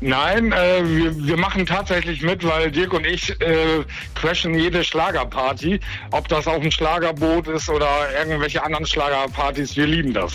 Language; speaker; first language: German; native; German